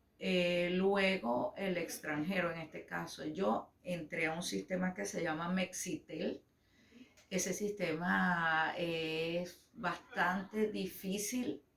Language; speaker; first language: Spanish; native; Spanish